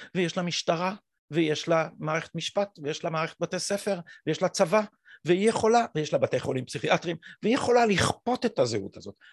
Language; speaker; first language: Hebrew; native; Hebrew